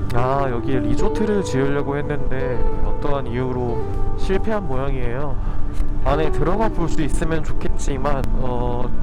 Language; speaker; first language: Korean; native; Korean